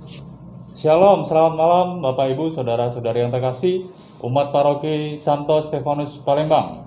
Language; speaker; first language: Indonesian; native; Indonesian